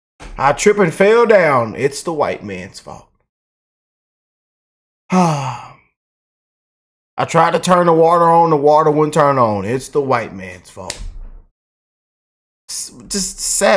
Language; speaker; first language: English; native; English